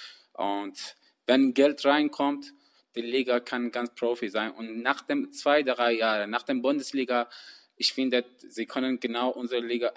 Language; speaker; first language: German; non-native, learner; Persian